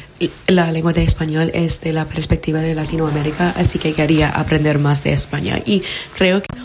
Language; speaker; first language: Spanish; non-native, fluent; English